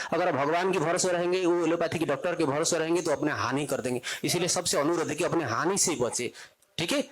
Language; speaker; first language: Hindi; non-native, local second language; Odia